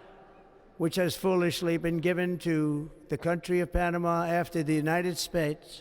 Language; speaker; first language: English; native; English